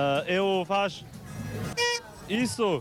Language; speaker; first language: Portuguese; non-native, learner; Uzbek